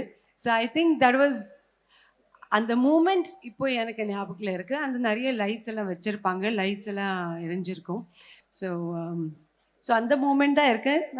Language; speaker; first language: Tamil; non-native, fluent; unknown